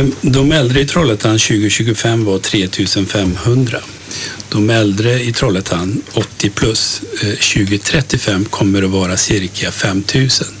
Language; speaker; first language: Swedish; early bilingual, other home language; Turkish